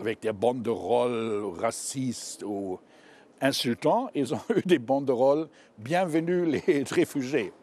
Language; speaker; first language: French; non-native, fluent; German